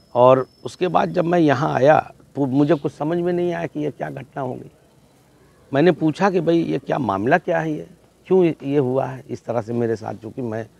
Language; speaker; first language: Hindi; native; Hindi